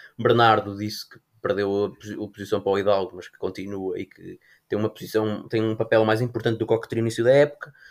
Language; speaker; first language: Portuguese; native; Portuguese